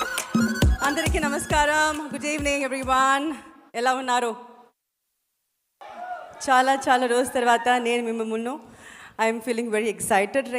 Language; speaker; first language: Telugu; non-native, learner; Tamil